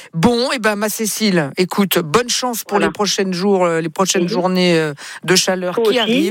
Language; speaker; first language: French; native; French